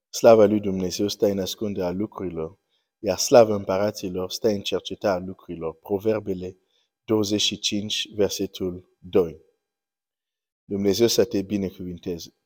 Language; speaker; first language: Romanian; early bilingual, heritage; Romanian